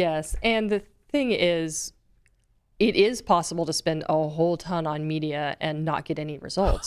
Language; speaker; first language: English; native; English